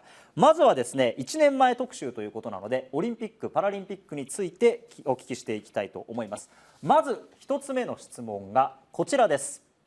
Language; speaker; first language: Japanese; native; Japanese